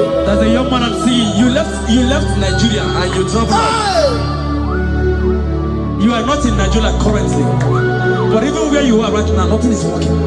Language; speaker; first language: English; non-native, local second language; Igbo